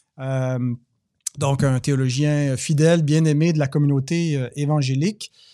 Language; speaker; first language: French; native; French